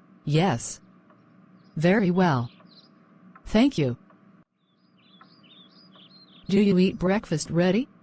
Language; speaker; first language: English; non-native, learner; Khmer